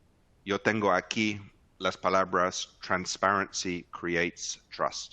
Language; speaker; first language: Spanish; non-native, fluent; English